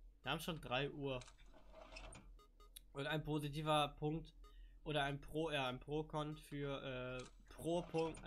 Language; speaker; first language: German; native; German